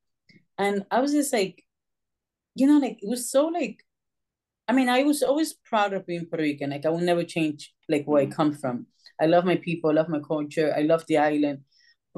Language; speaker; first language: English; early bilingual, other home language; Spanish